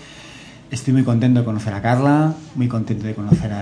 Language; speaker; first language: Spanish; native; Spanish